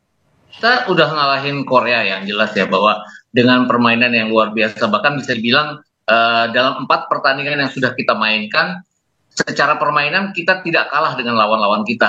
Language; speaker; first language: Indonesian; native; Indonesian